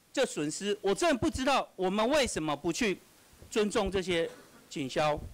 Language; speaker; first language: Chinese; native; Chinese